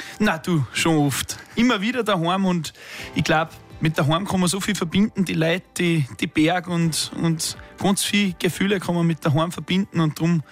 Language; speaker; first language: German; native; German